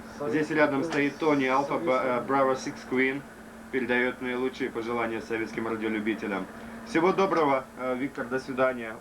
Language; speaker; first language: Russian; native; Russian